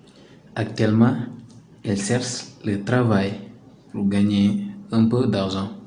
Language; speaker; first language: French; non-native, learner; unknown